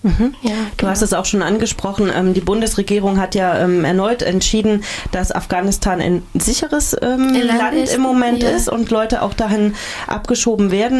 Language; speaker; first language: German; native; German